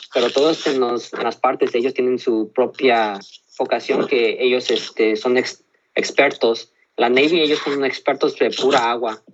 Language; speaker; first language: Spanish; early bilingual, heritage; Spanish